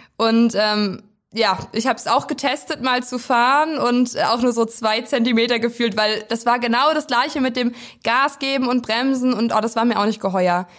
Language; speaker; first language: German; native; German